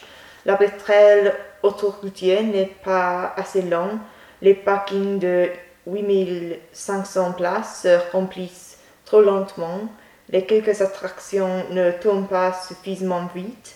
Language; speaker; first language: French; non-native, learner; English